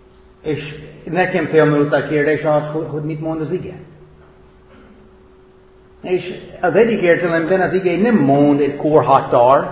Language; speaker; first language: Hungarian; non-native, fluent; English